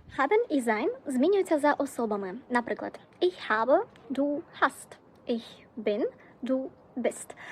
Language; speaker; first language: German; non-native, fluent; Ukrainian